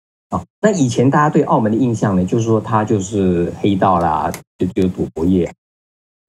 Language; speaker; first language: Chinese; native; Chinese